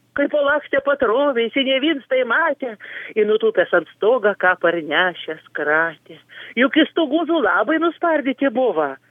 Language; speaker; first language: Lithuanian; native; Lithuanian